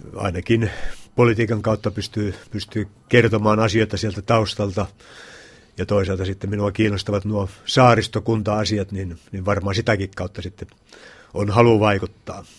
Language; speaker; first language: Finnish; native; Finnish